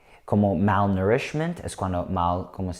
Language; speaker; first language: Spanish; non-native, learner; English